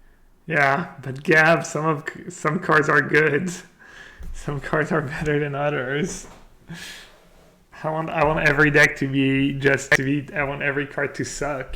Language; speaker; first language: English; non-native, fluent; French